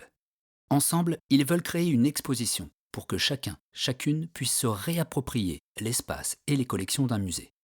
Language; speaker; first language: French; native; French